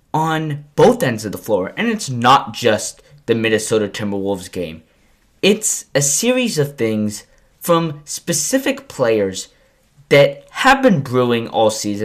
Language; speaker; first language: English; native; English